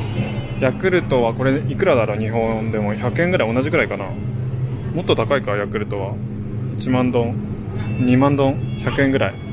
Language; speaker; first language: Japanese; native; Japanese